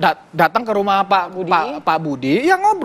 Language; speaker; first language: Indonesian; native; Indonesian